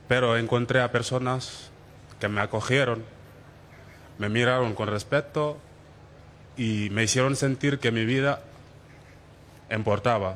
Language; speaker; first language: Spanish; non-native, fluent; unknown